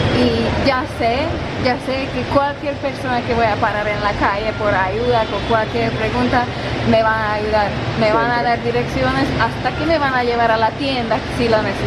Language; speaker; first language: Spanish; non-native, fluent; Hungarian